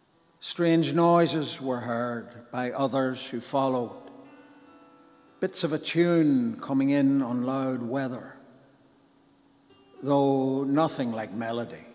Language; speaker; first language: English; native; English